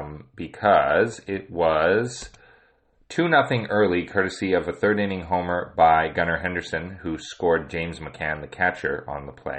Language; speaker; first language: English; native; English